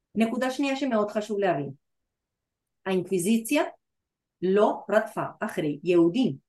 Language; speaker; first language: Hebrew; non-native, fluent; Spanish